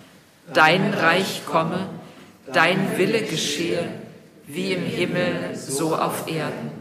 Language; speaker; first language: German; native; German